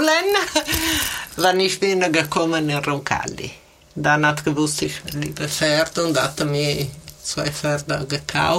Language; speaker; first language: German; non-native, learner; Italian